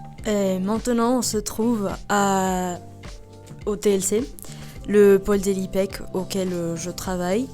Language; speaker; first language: French; non-native, learner; Spanish